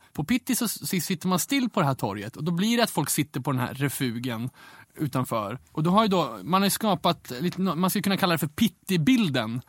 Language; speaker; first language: Swedish; native; Swedish